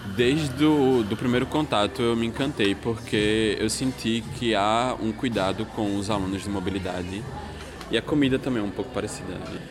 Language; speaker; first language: Portuguese; native; Portuguese